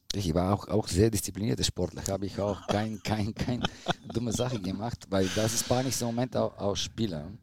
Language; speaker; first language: German; non-native, fluent; Bulgarian